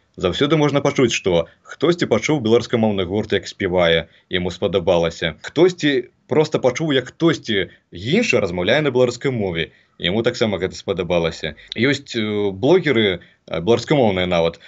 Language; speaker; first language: Belarusian; non-native, local second language; Russian